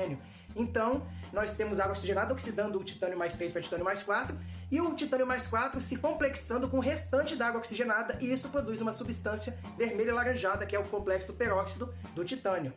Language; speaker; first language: Portuguese; native; Portuguese